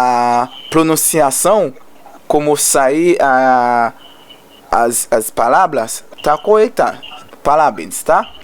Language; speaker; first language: Portuguese; non-native, learner; Haitian Creole